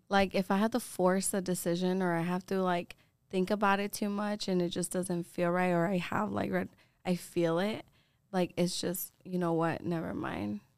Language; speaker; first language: English; early bilingual, other home language; Spanish